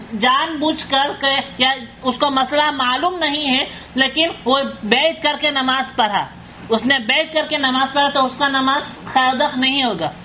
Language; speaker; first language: Urdu; non-native, fluent; Caribbean Hindustani